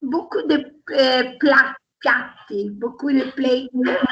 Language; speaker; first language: French; non-native, learner; Italian